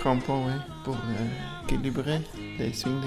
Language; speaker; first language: French; non-native, learner; Afrikaans